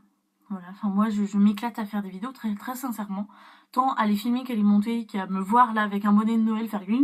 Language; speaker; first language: French; native; French